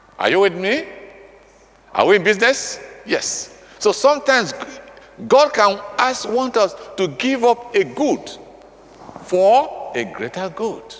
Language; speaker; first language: English; non-native, local second language; Igbo